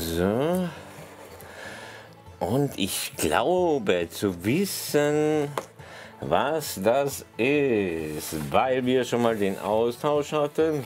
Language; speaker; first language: German; native; German